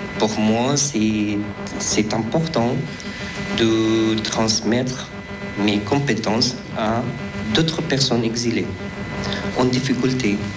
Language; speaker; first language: French; non-native, learner; Persian